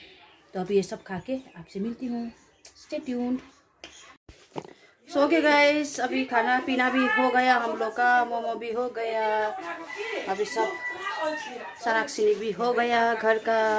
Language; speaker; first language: Hindi; non-native, local second language; Nepali